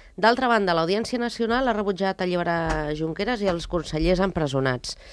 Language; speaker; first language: Catalan; native; Catalan